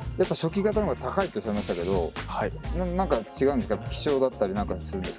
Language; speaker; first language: Japanese; native; Japanese